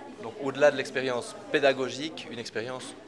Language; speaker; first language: French; native; French